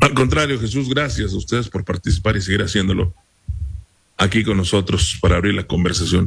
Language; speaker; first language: Spanish; native; Spanish